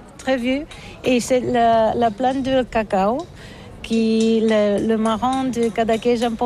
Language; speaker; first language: French; non-native, learner; Catalan